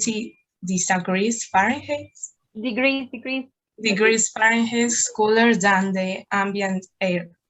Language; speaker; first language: English; non-native, learner; Spanish